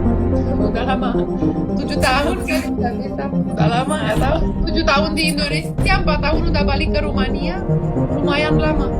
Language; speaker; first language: Indonesian; non-native, fluent; Romanian